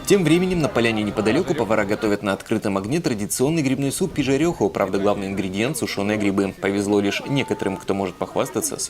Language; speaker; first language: Russian; native; Russian